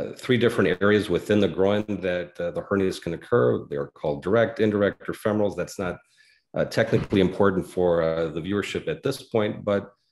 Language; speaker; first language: English; native; English